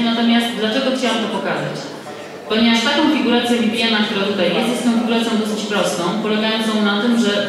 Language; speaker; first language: Polish; native; Polish